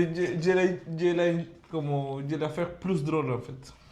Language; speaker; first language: French; non-native, fluent; Spanish